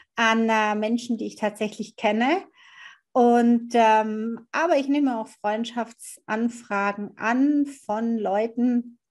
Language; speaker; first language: German; native; German